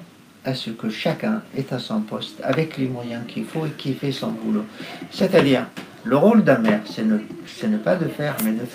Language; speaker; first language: French; non-native, fluent; Arabic